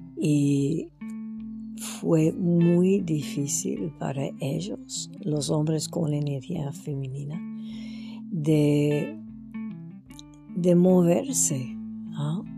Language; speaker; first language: Spanish; non-native, fluent; French